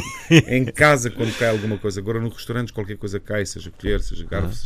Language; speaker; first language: Portuguese; non-native, fluent; Bosnian